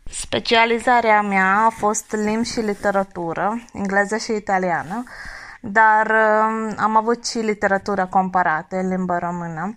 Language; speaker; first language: Romanian; non-native, fluent; Hungarian